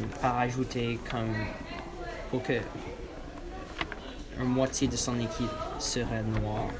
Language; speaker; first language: French; non-native, learner; English